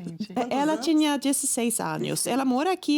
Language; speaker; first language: Portuguese; non-native, fluent; Swedish